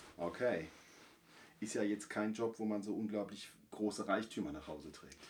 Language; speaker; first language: German; native; German